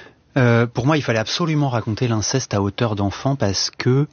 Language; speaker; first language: French; native; French